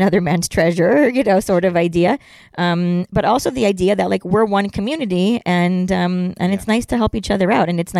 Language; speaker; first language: English; native; English